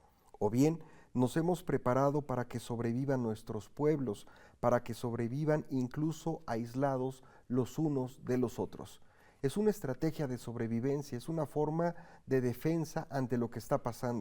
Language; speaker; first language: Spanish; native; Spanish